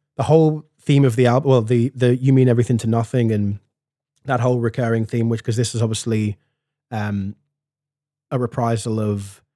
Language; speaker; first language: English; native; English